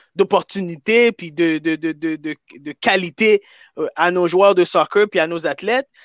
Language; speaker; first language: French; native; French